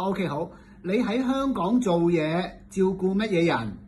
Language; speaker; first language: Cantonese; native; Cantonese